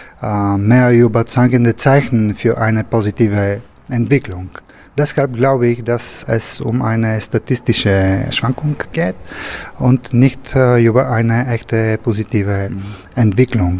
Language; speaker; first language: German; non-native, fluent; Bulgarian